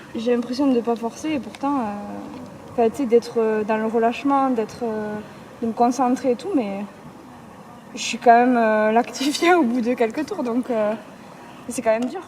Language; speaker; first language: French; native; French